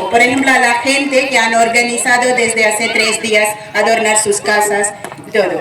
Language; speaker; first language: Spanish; non-native, fluent; Telugu